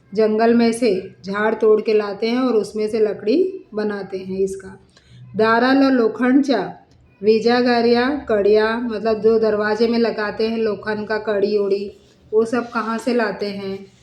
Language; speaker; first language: Hindi; non-native, local second language; Marathi